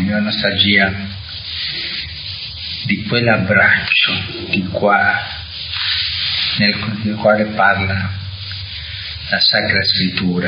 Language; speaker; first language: Italian; non-native, fluent; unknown